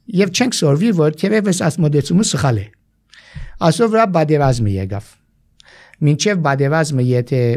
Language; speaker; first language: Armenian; early bilingual, heritage; Armenian